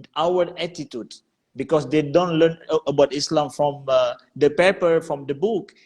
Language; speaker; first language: English; non-native, learner; Indonesian